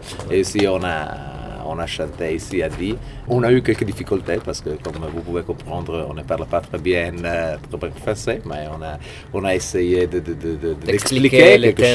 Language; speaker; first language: French; non-native, fluent; Italian